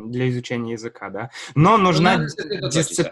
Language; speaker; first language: Russian; native; Russian